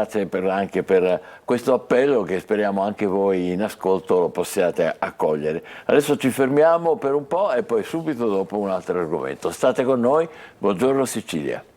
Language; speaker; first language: Italian; native; Italian